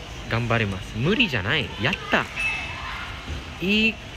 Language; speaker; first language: Japanese; non-native, learner; English